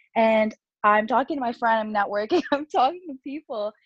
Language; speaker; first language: English; early bilingual, other home language; Urdu